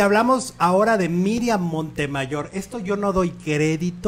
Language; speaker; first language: Spanish; native; Spanish